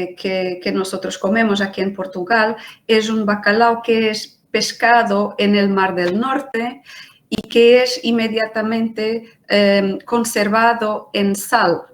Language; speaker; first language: Spanish; non-native, fluent; Portuguese